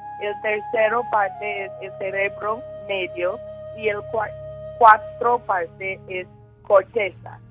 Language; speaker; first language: Spanish; non-native, learner; English